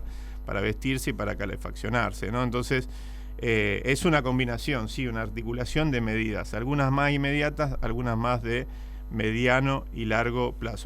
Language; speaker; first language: Spanish; native; Spanish